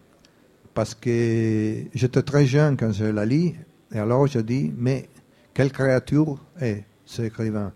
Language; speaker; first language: French; non-native, fluent; Italian